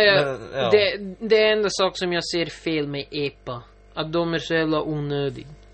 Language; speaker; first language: Swedish; non-native, local second language; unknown